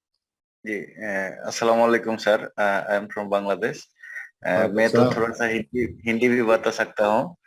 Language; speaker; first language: Hindi; non-native, learner; Bangla